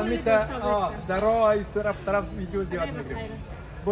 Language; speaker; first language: Persian; native; Persian